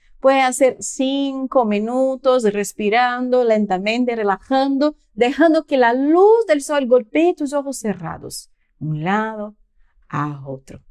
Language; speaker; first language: Spanish; non-native, fluent; Portuguese